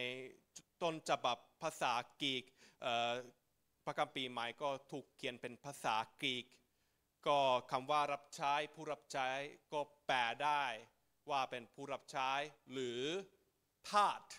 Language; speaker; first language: Thai; non-native, fluent; Finnish